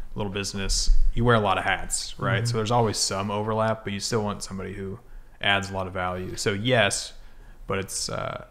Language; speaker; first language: English; native; English